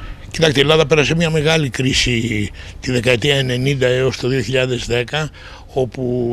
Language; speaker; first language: Greek; native; Greek